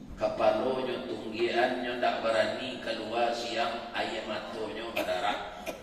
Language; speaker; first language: Malay; non-native, local second language; Minangkabau